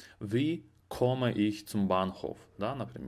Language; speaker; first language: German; non-native, fluent; Russian